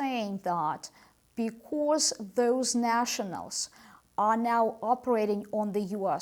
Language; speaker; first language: English; non-native, fluent; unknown